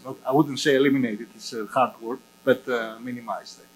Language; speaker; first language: English; non-native, fluent; Greek